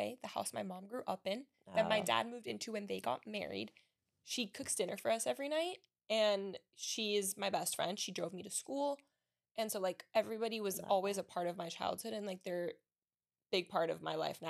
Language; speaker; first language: English; early bilingual, other home language; Spanish